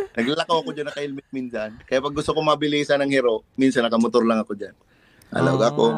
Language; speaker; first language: Filipino; non-native, local second language; Bikol